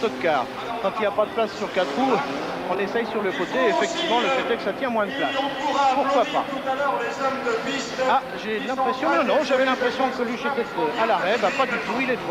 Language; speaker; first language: French; native; French